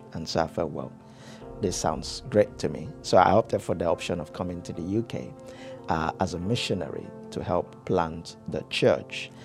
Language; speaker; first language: English; non-native, local second language; Yoruba